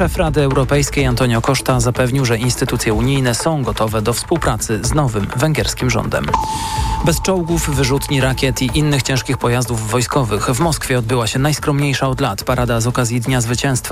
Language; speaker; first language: Polish; native; Polish